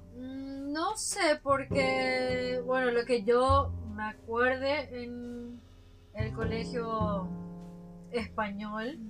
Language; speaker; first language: Spanish; early bilingual, heritage; Japanese